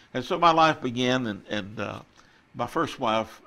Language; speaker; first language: English; native; English